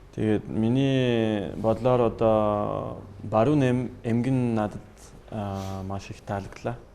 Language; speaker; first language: Mongolian; non-native, learner; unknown